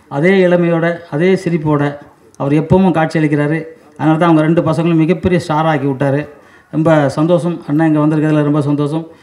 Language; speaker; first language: Tamil; native; Tamil